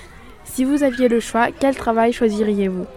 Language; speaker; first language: French; native; French